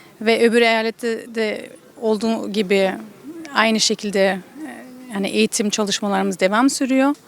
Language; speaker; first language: Turkish; early bilingual, heritage; Turkish